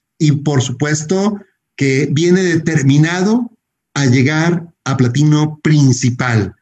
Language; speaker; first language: Spanish; native; Spanish